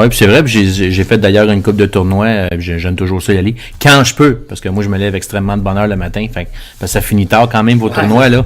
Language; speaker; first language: French; native; French